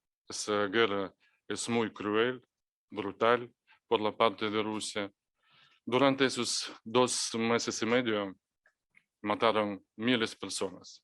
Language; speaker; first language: Spanish; non-native, fluent; Ukrainian